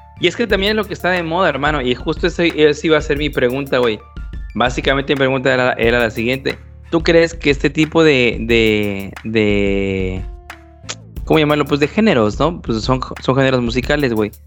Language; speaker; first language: Spanish; native; Spanish